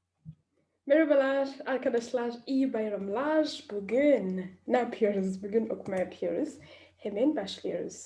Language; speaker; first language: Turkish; non-native, fluent; English